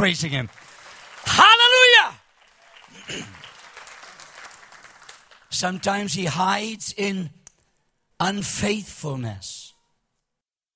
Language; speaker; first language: English; native; English